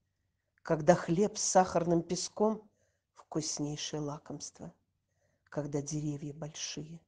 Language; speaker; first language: Russian; native; Russian